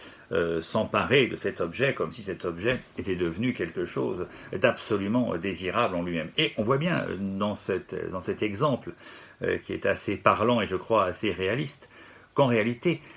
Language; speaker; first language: French; native; French